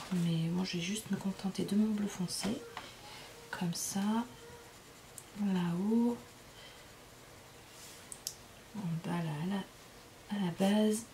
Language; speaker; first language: French; native; French